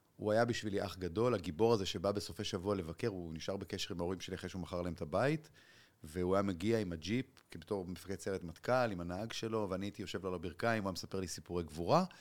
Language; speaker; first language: Hebrew; native; Hebrew